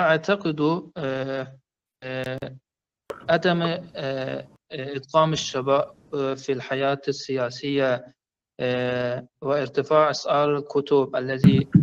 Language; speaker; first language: Arabic; non-native, learner; Persian